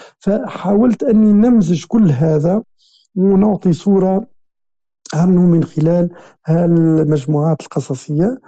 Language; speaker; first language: Arabic; native; Arabic